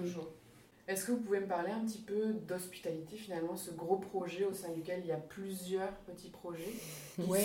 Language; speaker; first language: French; native; French